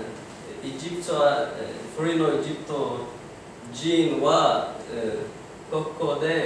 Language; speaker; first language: Japanese; non-native, learner; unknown